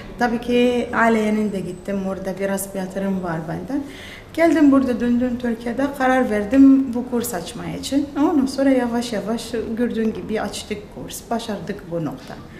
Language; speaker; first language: Turkish; non-native, learner; Arabic